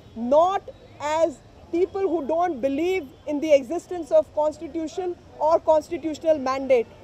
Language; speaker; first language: English; non-native, local second language; Hindi